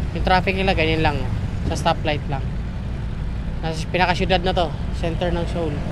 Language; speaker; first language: Filipino; native; Filipino